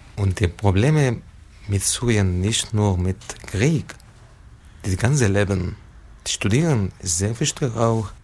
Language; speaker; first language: German; non-native, learner; Arabic